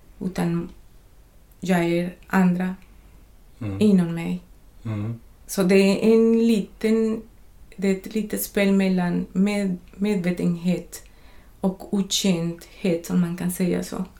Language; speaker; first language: Swedish; non-native, fluent; Spanish